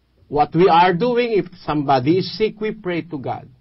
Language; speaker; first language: English; non-native, local second language; Pampanga